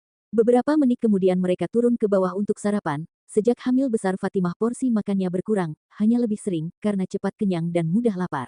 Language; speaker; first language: Indonesian; native; Indonesian